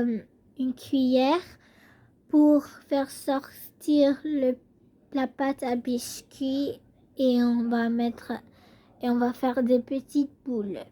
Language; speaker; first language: French; non-native, learner; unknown